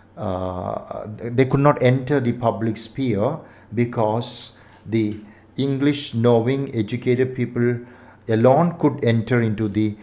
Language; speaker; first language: English; non-native, local second language; Malayalam